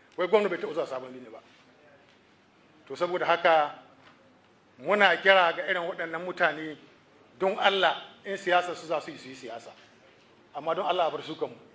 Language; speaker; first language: Hausa; native; Hausa